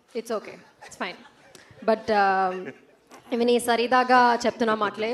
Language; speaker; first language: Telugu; non-native, learner; Malayalam